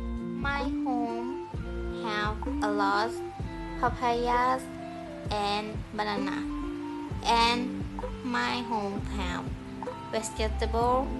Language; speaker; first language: English; non-native, learner; Thai